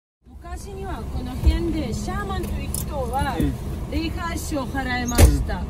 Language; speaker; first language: Japanese; non-native, learner; Russian